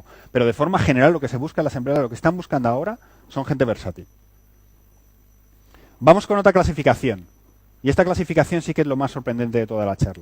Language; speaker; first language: Spanish; native; Spanish